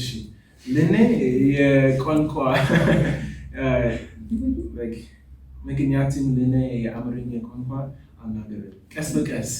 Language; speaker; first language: Amharic; non-native, learner; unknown